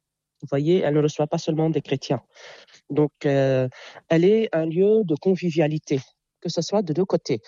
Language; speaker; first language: French; non-native, local second language; Arabic